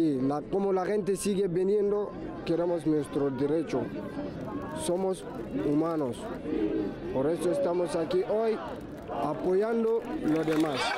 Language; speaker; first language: Spanish; non-native, learner; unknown